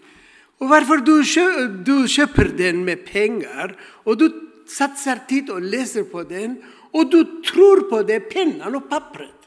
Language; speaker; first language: Swedish; non-native, learner; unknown